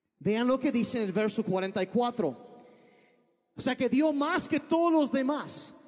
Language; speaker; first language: Spanish; early bilingual, other home language; English